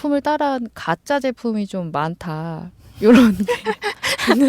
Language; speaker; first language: Korean; native; Korean